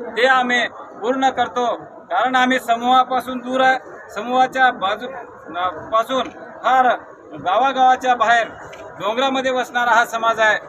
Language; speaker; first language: Marathi; non-native, local second language; Lambadi